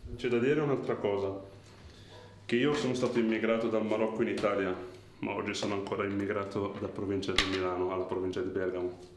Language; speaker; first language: Italian; non-native, fluent; Arabic